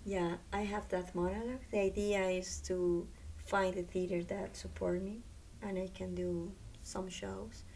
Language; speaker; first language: English; non-native, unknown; Spanish